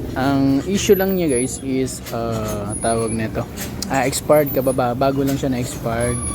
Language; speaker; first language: Filipino; non-native, local second language; Cebuano